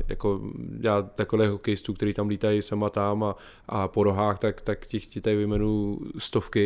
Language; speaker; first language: Czech; native; Czech